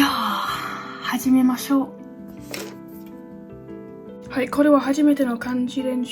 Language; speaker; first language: Japanese; non-native, learner; English